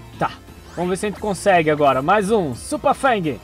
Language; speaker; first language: Portuguese; native; Portuguese